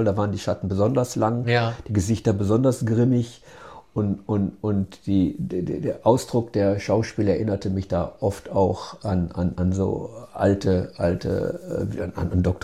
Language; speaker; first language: German; native; German